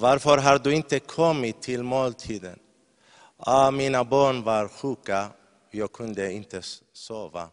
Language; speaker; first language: Swedish; non-native, fluent; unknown